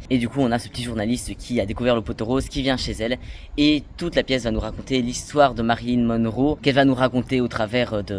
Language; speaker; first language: French; native; French